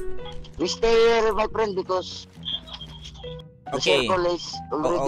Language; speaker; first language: English; non-native, local second language; Cebuano